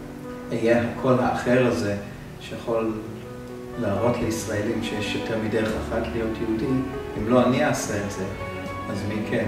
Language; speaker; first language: Hebrew; non-native, fluent; English